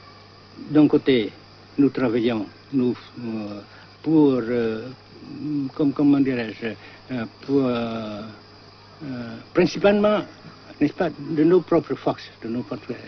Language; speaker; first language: French; non-native, local second language; Vietnamese